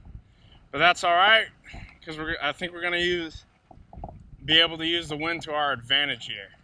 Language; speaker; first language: English; native; English